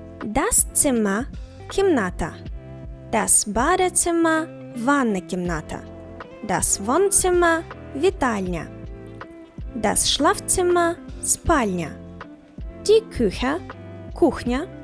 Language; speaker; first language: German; non-native, fluent; Ukrainian